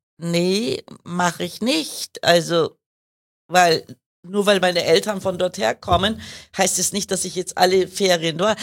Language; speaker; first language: German; early bilingual, other home language; Kurdish